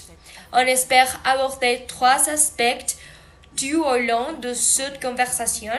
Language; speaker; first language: French; non-native, learner; Spanish